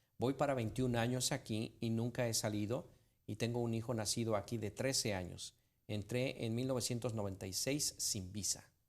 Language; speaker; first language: Spanish; native; Spanish